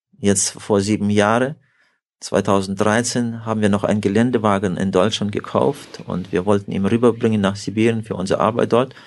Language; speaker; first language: German; early bilingual, heritage; German